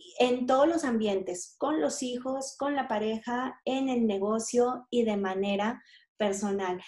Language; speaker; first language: Spanish; native; Spanish